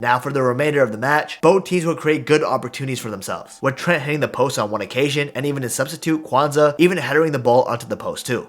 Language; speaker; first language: English; native; English